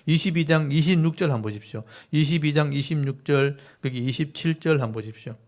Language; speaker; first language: Korean; native; Korean